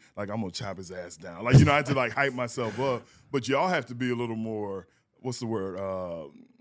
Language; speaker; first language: English; native; English